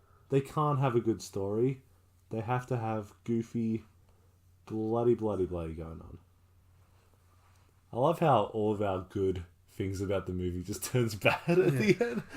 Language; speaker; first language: English; native; English